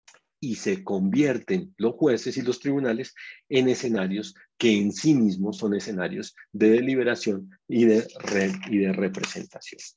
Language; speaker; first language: Spanish; native; Spanish